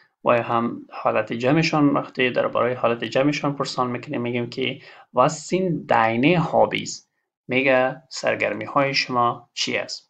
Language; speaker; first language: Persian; non-native, local second language; Pashto